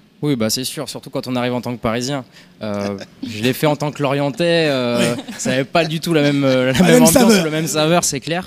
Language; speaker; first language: French; native; French